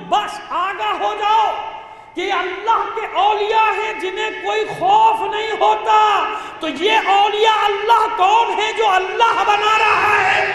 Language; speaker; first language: Urdu; native; Urdu